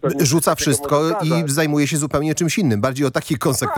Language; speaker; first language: Polish; native; Polish